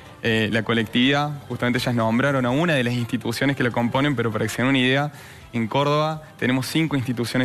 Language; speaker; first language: Spanish; native; Spanish